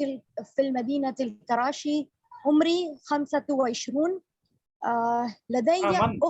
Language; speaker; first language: Arabic; non-native, learner; Urdu